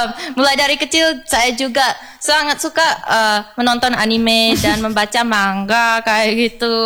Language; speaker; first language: Indonesian; early bilingual, heritage; Indonesian